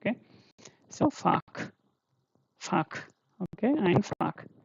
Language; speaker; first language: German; non-native, fluent; Hindi